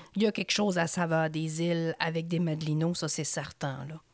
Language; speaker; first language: French; native; French